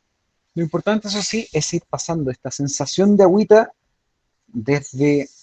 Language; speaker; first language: Spanish; native; Spanish